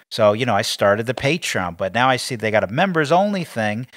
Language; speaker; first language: English; native; English